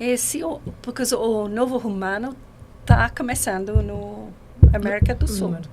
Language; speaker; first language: Portuguese; non-native, learner; English